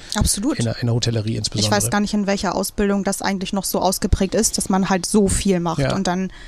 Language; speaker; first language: German; native; German